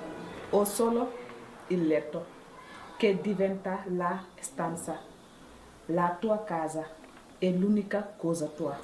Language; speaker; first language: Italian; non-native, learner; Wolof